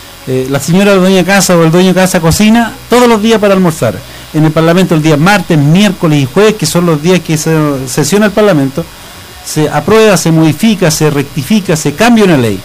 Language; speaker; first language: Spanish; native; Spanish